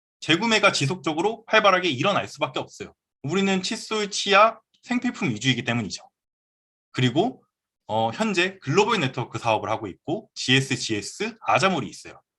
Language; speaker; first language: Korean; native; Korean